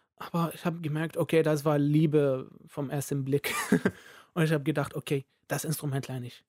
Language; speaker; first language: German; non-native, fluent; Arabic